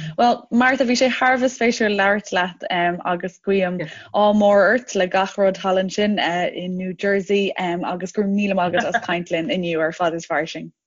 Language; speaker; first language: Irish; non-native, local second language; English